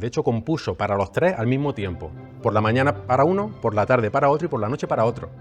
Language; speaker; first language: Spanish; native; Spanish